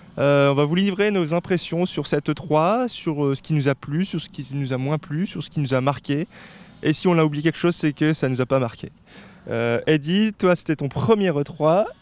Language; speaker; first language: French; native; French